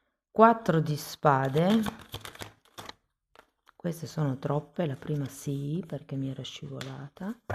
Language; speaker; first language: Italian; native; Italian